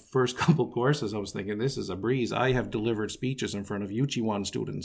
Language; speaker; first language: English; native; English